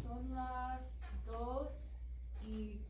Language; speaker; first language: Spanish; non-native, learner; English